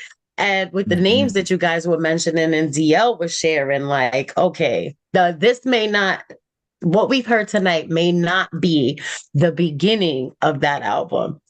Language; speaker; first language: English; native; English